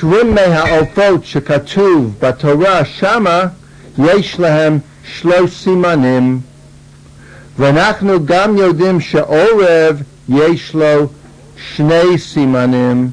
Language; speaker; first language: Hebrew; non-native, fluent; English